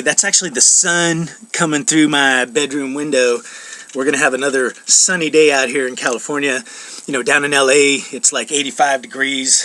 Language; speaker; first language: English; native; English